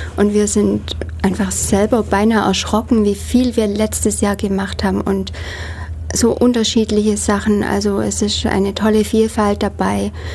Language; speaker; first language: German; native; German